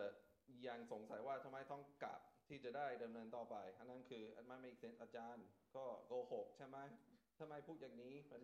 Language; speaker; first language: Thai; non-native, fluent; English